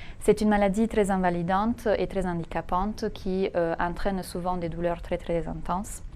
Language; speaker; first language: French; non-native, fluent; Italian